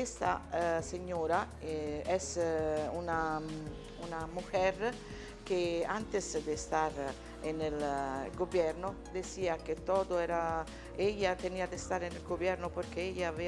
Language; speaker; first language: Spanish; non-native, learner; Italian